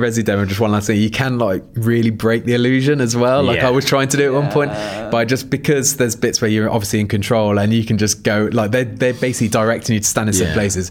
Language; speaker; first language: English; native; English